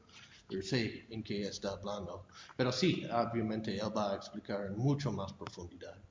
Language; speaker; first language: Spanish; non-native, fluent; English